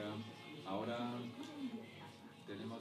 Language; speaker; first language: Spanish; non-native, learner; Korean